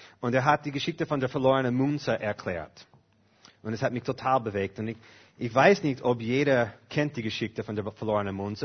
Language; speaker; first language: German; non-native, fluent; English